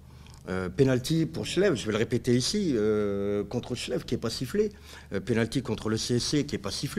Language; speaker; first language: French; native; French